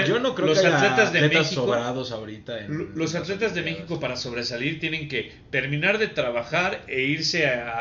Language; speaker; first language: Spanish; native; Spanish